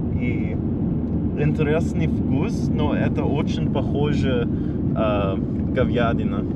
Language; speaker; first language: Russian; non-native, learner; English